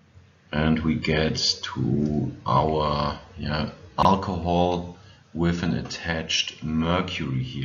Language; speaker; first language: English; non-native, fluent; German